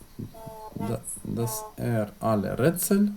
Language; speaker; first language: German; non-native, fluent; Ukrainian